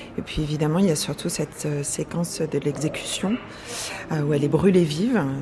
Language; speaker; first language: French; native; French